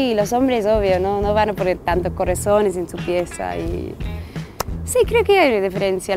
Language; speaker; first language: Spanish; non-native, fluent; English